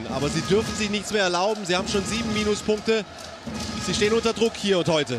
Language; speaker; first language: German; native; German